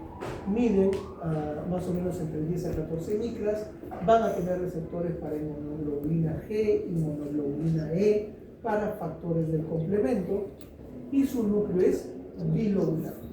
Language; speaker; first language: Spanish; native; Spanish